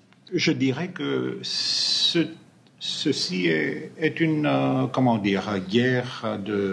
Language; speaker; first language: French; non-native, fluent; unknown